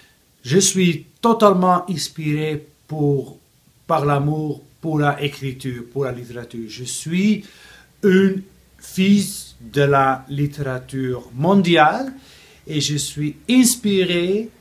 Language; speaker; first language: French; non-native, fluent; Riffian